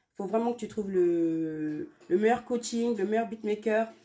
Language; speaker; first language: French; native; French